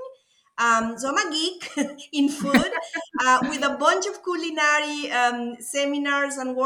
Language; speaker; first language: English; non-native, fluent; Spanish